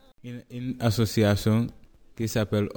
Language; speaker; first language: Spanish; non-native, learner; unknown